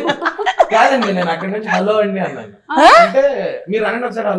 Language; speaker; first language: Telugu; native; Telugu